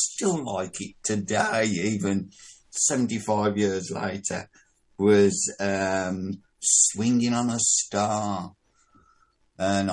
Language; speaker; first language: English; native; English